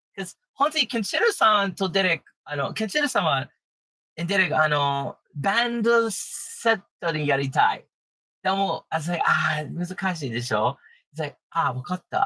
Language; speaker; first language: Japanese; non-native, learner; English